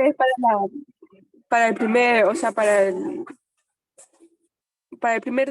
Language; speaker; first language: Spanish; native; Spanish